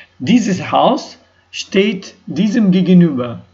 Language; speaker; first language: German; non-native, learner; Ukrainian